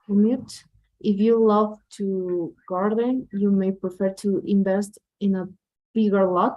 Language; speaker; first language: English; non-native, learner; Spanish